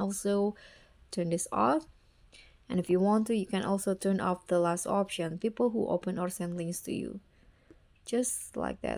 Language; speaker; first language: English; non-native, fluent; Indonesian